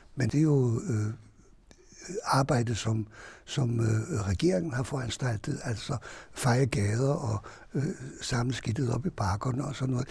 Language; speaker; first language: Danish; non-native, fluent; Hungarian